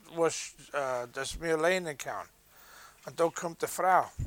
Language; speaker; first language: German; early bilingual, heritage; English